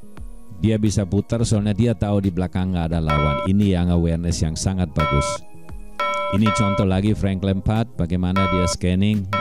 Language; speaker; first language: Indonesian; non-native, fluent; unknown